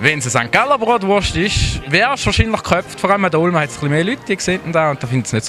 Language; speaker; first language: German; native; German